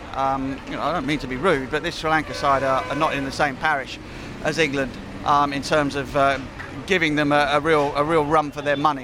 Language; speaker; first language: English; native; English